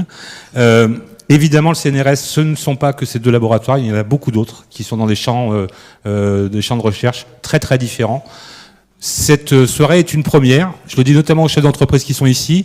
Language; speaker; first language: French; native; French